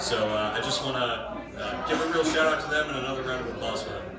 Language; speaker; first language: English; native; English